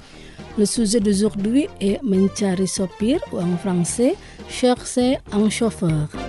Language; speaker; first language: French; non-native, fluent; Indonesian